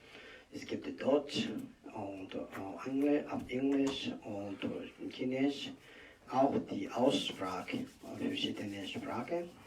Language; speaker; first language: German; non-native, learner; Tibetan